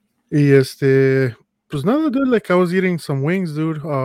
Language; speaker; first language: English; early bilingual, other home language; Spanish